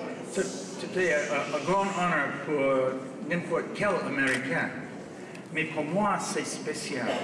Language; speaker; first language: French; non-native, fluent; English